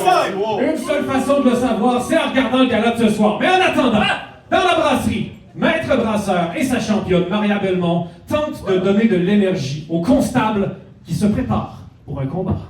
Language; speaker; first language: French; native; French